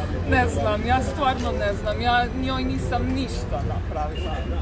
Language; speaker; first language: Serbian; non-native, learner; Slovenian